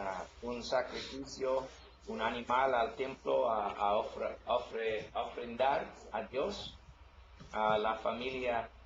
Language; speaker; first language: Spanish; non-native, learner; English